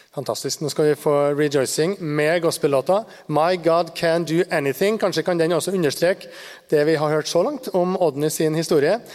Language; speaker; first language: Norwegian; native; Norwegian